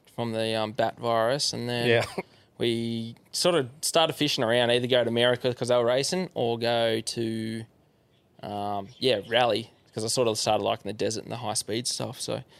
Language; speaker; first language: English; native; English